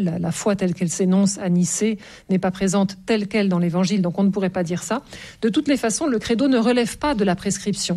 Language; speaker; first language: French; native; French